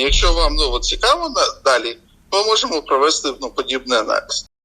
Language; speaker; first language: Ukrainian; non-native, local second language; Russian